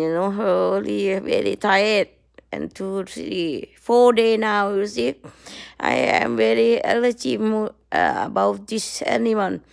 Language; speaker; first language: English; non-native, learner; Thai